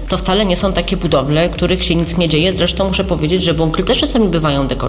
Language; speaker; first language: Polish; native; Polish